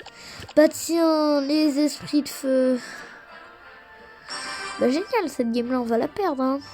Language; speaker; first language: French; native; French